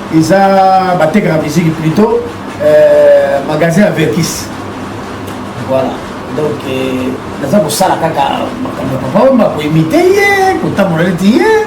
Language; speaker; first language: Lingala; native; Lingala